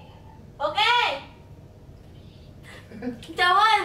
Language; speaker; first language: Vietnamese; non-native, learner; Indonesian